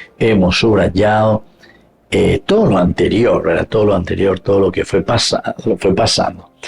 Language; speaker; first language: Spanish; native; Spanish